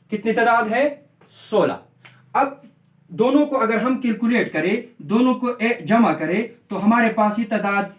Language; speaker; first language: Urdu; native; Urdu